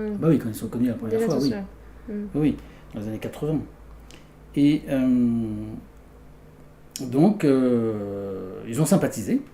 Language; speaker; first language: French; native; French